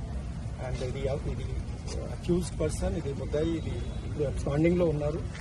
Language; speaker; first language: Telugu; non-native, learner; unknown